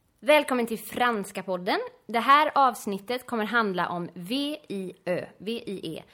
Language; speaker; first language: Swedish; native; Swedish